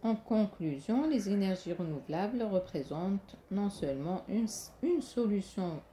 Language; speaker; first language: French; non-native, local second language; Arabic